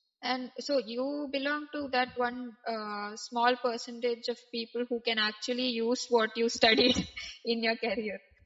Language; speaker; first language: English; non-native, local second language; Malayalam